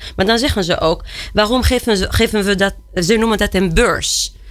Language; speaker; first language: Dutch; non-native, fluent; Arabic